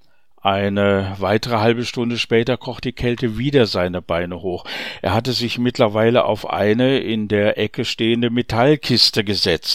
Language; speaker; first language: German; native; German